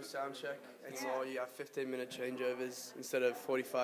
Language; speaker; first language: English; native; English